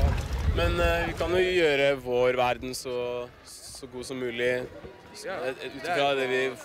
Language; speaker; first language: Norwegian; native; Norwegian